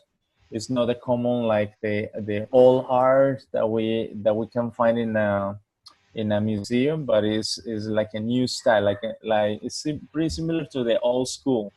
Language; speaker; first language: English; non-native, learner; Spanish